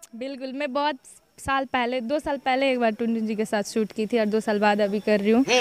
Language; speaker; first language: Hindi; non-native, local second language; Nepali